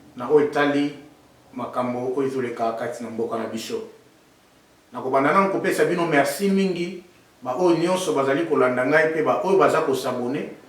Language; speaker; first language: Lingala; native; Lingala